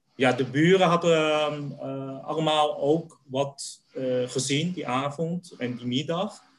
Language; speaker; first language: Dutch; early bilingual, other home language; Cantonese